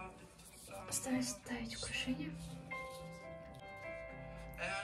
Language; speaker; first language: Russian; native; Russian